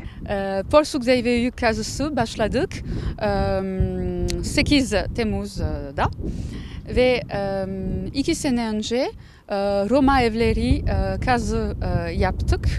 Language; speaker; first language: Turkish; non-native, learner; French